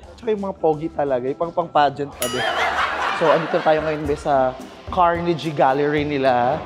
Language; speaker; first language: Filipino; native; Filipino